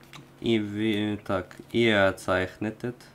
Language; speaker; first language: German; non-native, learner; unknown